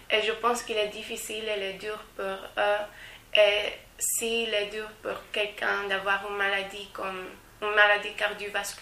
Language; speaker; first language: French; non-native, fluent; English